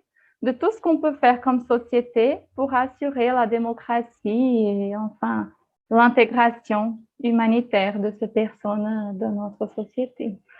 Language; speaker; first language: French; non-native, fluent; Portuguese